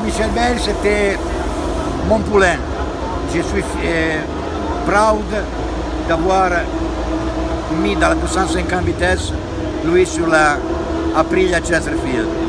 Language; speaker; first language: French; non-native, fluent; Italian